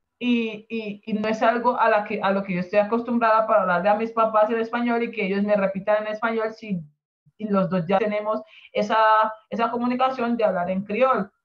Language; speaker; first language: Spanish; non-native, local second language; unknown